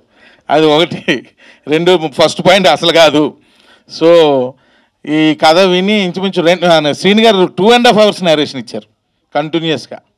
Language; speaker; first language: Telugu; native; Telugu